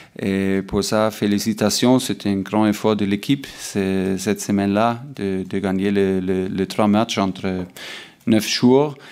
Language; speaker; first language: French; non-native, learner; German